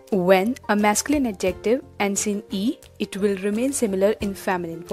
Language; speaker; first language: French; non-native, fluent; Hindi